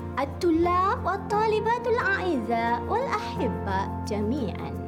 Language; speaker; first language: Arabic; non-native, fluent; Malay